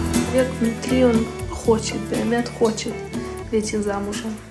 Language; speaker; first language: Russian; early bilingual, heritage; Russian